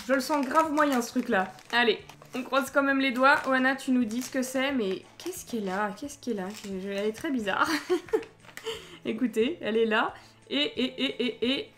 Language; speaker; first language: French; native; French